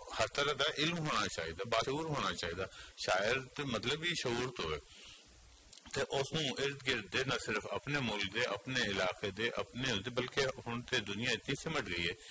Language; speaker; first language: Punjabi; non-native, local second language; Northern Hindko